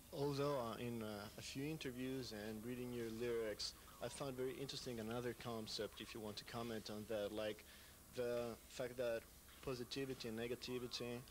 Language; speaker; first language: English; non-native, fluent; Italian